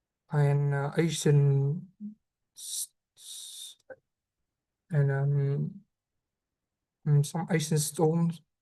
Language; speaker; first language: English; non-native, learner; Vietnamese